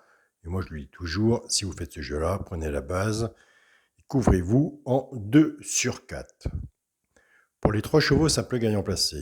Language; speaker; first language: French; native; French